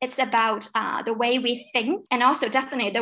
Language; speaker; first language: English; non-native, fluent; Cantonese